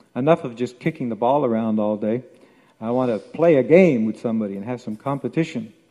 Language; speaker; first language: English; native; English